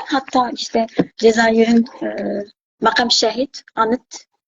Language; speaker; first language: Turkish; non-native, fluent; Arabic